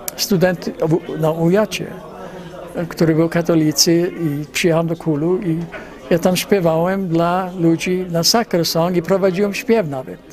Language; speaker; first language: Polish; early bilingual, heritage; Polish